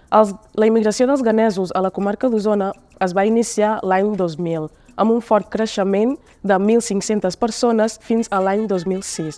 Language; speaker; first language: Catalan; non-native, learner; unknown